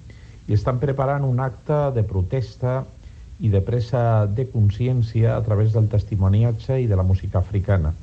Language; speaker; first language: Catalan; non-native, local second language; Spanish